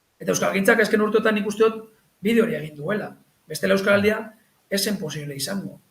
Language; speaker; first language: Basque; non-native, local second language; Spanish